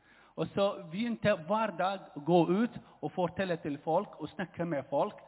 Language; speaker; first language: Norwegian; non-native, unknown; Arabic